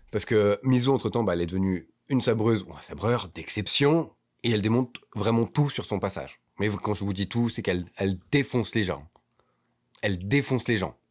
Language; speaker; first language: French; native; French